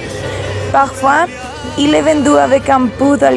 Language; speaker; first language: French; non-native, learner; Spanish